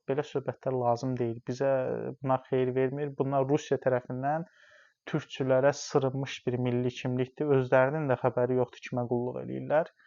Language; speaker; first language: Azerbaijani; non-native, local second language; Talysh